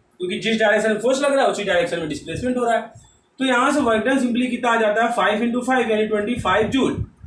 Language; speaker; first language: Hindi; native; Hindi